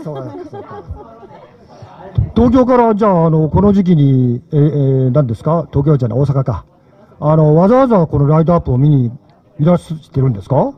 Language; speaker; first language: Japanese; native; Japanese